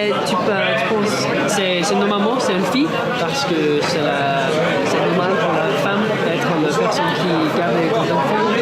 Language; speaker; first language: French; non-native, learner; English